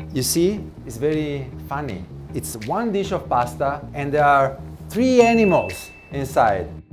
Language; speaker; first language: English; non-native, fluent; Italian